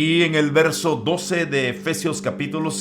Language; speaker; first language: Spanish; native; Spanish